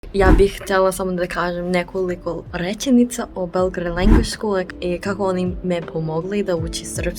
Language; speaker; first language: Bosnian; non-native, learner; English